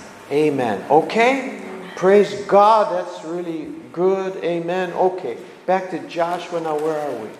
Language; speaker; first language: English; native; English